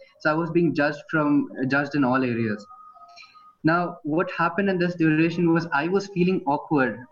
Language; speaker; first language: English; non-native, fluent; Hindi